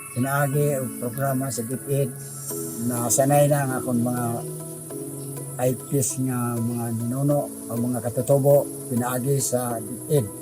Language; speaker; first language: Cebuano; non-native, local second language; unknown